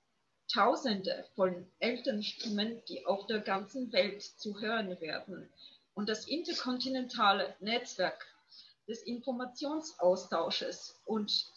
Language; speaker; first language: German; non-native, fluent; Polish